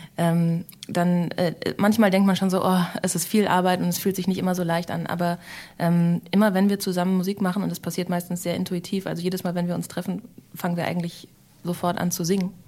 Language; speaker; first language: German; native; German